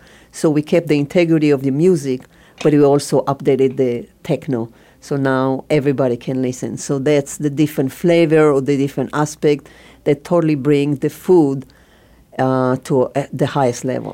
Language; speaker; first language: English; non-native, learner; Hebrew